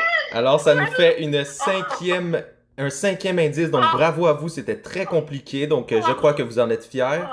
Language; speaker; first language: French; native; French